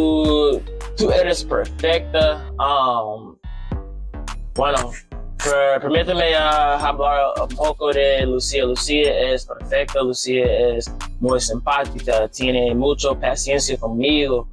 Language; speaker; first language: Spanish; non-native, learner; English